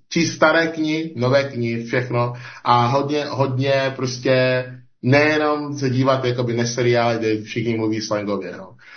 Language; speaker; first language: Czech; non-native, fluent; English